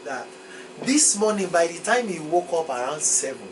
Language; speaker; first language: English; non-native, local second language; Yoruba